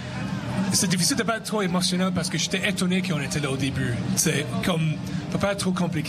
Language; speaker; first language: French; native; French